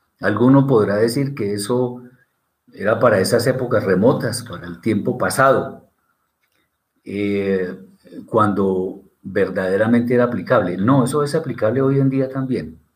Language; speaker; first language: Spanish; native; Spanish